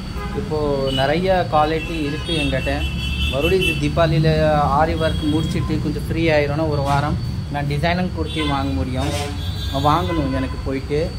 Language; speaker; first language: Tamil; non-native, local second language; Hindi